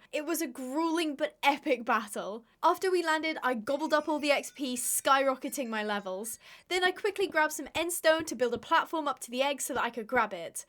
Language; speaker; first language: English; native; English